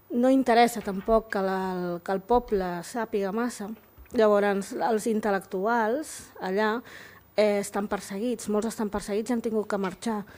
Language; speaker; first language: Catalan; native; Catalan